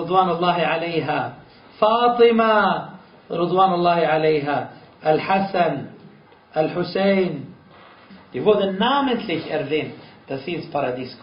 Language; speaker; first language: German; non-native, fluent; Arabic